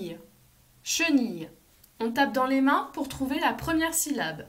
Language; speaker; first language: French; native; French